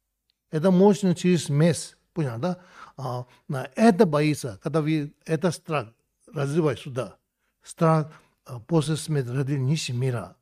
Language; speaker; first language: Russian; non-native, learner; Tibetan